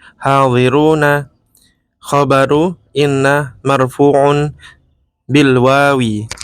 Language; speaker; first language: Arabic; non-native, learner; Indonesian